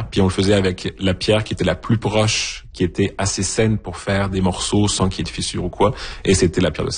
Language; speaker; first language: French; native; French